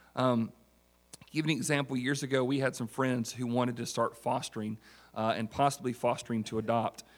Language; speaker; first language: English; native; English